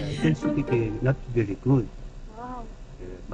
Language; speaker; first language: English; non-native, local second language; Filipino